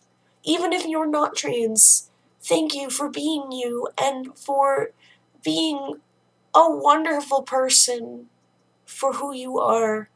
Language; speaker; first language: English; native; English